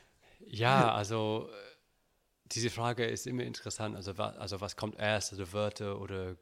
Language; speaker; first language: German; non-native, learner; English